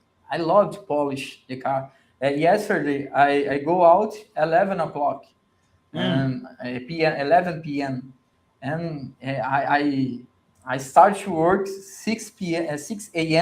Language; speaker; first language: English; non-native, learner; Portuguese